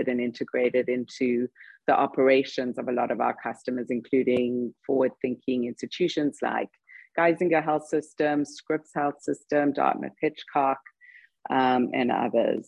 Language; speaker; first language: English; native; English